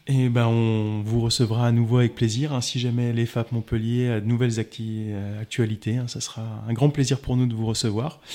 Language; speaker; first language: French; native; French